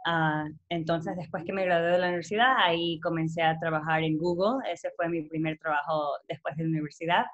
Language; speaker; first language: Spanish; early bilingual, heritage; Spanish